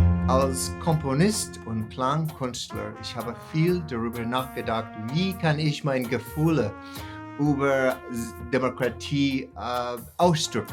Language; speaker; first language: German; non-native, fluent; English